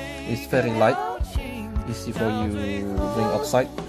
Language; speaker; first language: English; non-native, learner; Indonesian